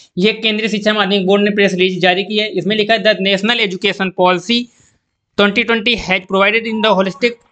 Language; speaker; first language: Hindi; native; Hindi